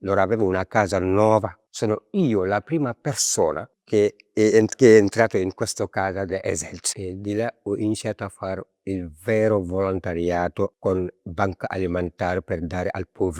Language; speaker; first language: Italian; non-native, learner; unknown